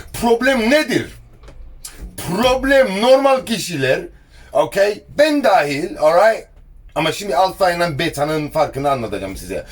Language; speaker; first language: Turkish; early bilingual, heritage; Turkish